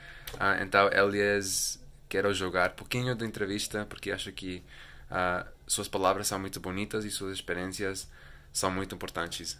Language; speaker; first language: Portuguese; non-native, learner; Spanish